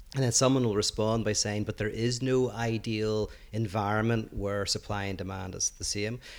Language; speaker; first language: English; native; English